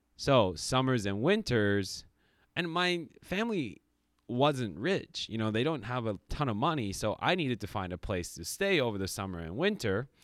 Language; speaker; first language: English; early bilingual, other home language; Japanese